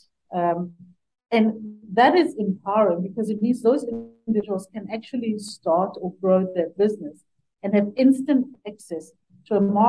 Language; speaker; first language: English; non-native, local second language; Northern Sotho